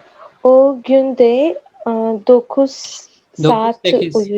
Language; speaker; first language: Turkish; non-native, learner; Urdu